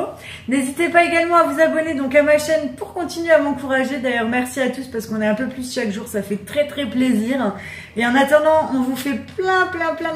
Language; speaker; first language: French; native; French